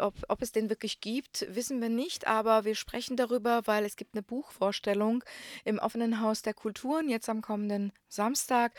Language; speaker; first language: German; non-native, fluent; Croatian